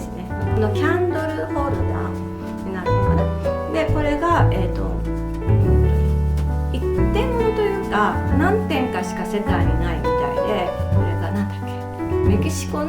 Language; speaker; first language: Japanese; native; Japanese